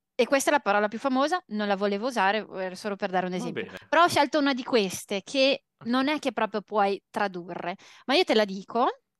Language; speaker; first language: Italian; early bilingual, other home language; Portuguese